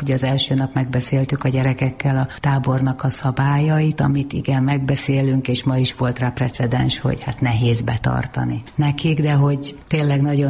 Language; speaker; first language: Hungarian; native; Hungarian